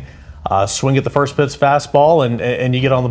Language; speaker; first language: English; native; English